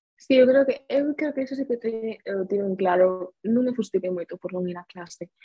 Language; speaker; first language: Galician; non-native, local second language; Spanish